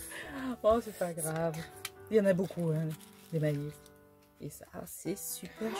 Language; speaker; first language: French; native; French